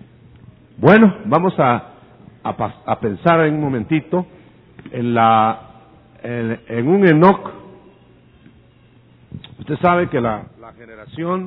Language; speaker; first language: Spanish; native; Spanish